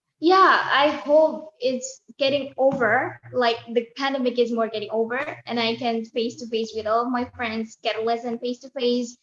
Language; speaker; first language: English; non-native, learner; Indonesian